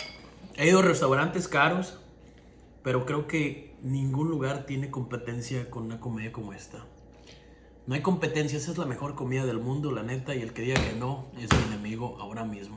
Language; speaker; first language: Spanish; native; Spanish